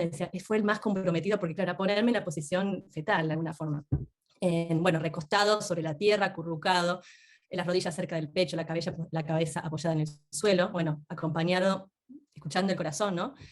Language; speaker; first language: Spanish; native; Spanish